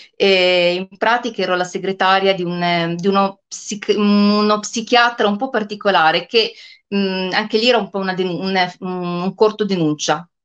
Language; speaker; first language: Italian; native; Italian